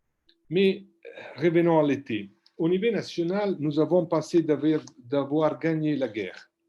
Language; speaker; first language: French; non-native, fluent; Italian